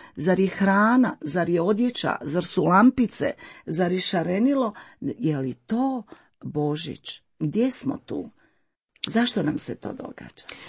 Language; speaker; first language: Croatian; native; Croatian